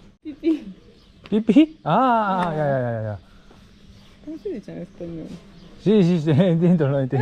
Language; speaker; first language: Spanish; non-native, learner; Korean